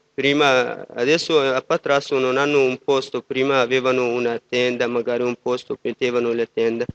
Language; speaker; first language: Italian; non-native, fluent; Persian